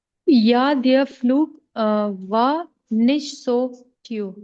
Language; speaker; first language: German; non-native, learner; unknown